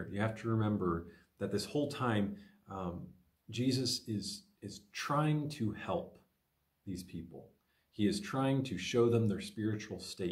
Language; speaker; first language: English; native; English